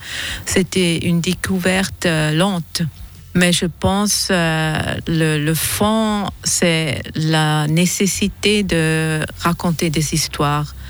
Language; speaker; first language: French; non-native, fluent; German